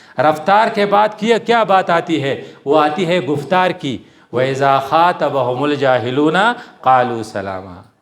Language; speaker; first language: Urdu; non-native, local second language; Pashto